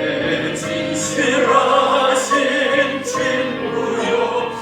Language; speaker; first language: Korean; native; Korean